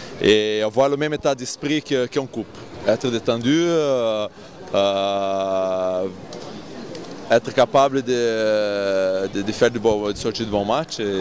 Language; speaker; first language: French; non-native, fluent; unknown